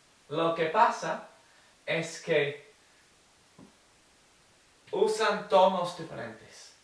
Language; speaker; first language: Spanish; non-native, learner; English